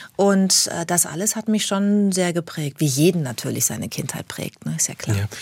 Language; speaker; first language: German; native; German